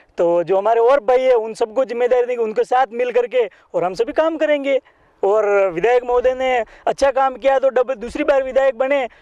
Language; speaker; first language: Hindi; native; Hindi